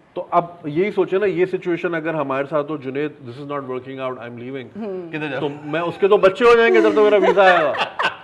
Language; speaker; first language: Urdu; native; Urdu